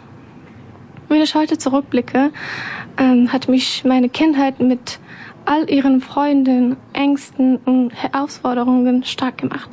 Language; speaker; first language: German; non-native, learner; Persian